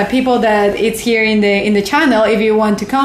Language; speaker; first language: English; non-native, fluent; Spanish